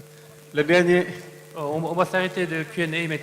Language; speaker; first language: French; non-native, fluent; Korean